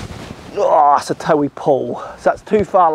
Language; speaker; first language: English; native; English